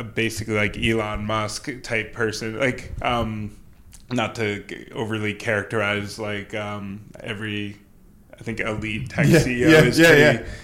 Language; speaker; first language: English; native; English